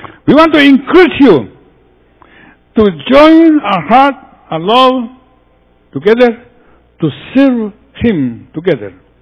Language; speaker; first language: English; non-native, fluent; Spanish